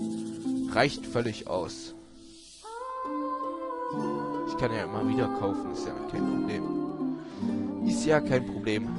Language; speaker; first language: German; native; German